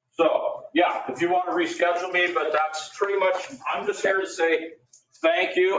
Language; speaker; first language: English; native; English